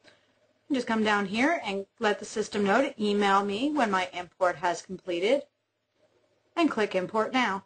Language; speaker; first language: English; native; English